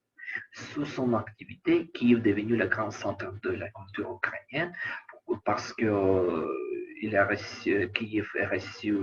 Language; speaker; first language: French; non-native, learner; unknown